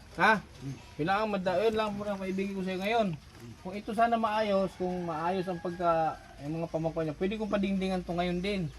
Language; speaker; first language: Filipino; non-native, local second language; Cebuano